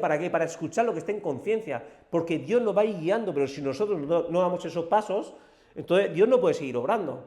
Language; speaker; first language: Spanish; native; Spanish